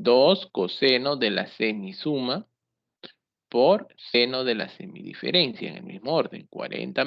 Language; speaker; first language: Spanish; native; Spanish